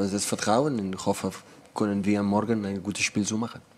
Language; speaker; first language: German; non-native, learner; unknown